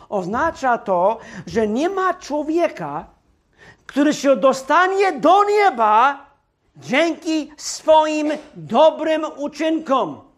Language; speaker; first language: Polish; non-native, fluent; English